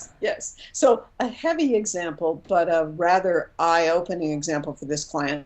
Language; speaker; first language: English; native; English